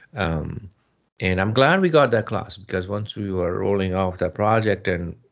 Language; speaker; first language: English; non-native, local second language; Punjabi